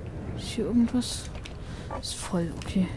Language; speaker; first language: German; native; German